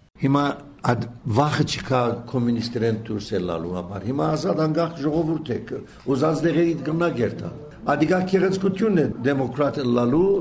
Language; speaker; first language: Armenian; early bilingual, heritage; Armenian